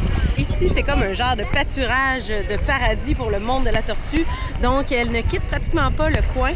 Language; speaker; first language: French; native; French